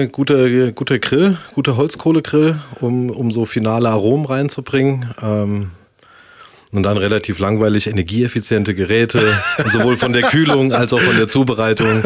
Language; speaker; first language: German; native; German